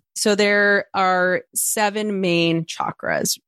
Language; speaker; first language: English; early bilingual, other home language; Spanish